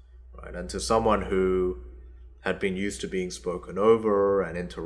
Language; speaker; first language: English; early bilingual, other home language; Korean